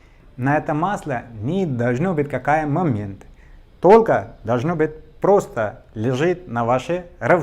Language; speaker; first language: Russian; non-native, learner; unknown